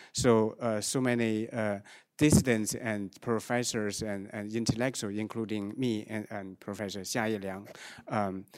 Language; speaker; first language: English; non-native, fluent; Chinese